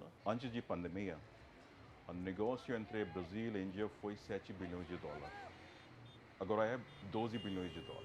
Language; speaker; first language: Portuguese; non-native, fluent; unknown